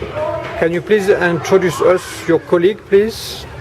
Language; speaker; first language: English; non-native, fluent; French